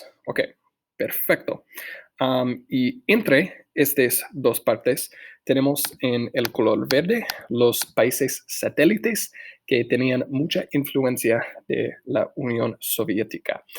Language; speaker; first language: Spanish; non-native, fluent; English